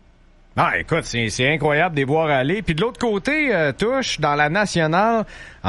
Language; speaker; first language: French; native; French